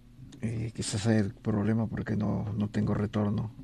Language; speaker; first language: Spanish; native; Spanish